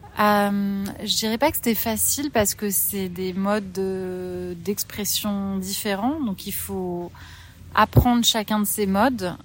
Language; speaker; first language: French; native; French